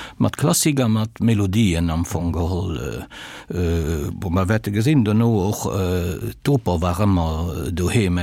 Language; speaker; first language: Luxembourgish; early bilingual, other home language; Italian